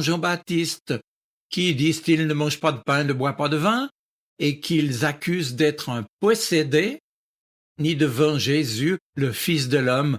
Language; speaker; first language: French; native; French